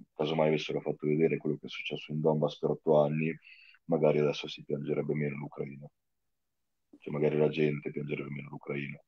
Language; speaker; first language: Italian; non-native, fluent; Russian